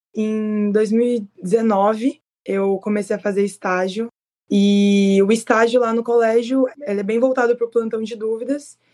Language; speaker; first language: Portuguese; native; Portuguese